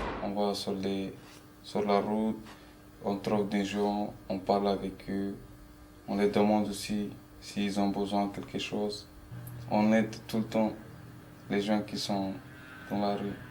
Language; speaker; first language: French; early bilingual, other home language; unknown